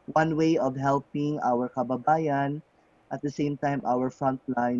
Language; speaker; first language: English; non-native, local second language; Cebuano